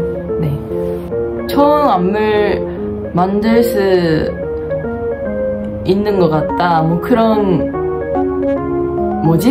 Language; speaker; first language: Korean; non-native, fluent; Japanese